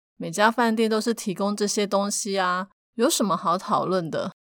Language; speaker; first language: Chinese; native; Chinese